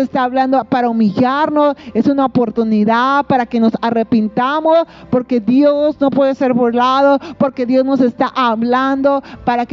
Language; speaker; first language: Spanish; native; Spanish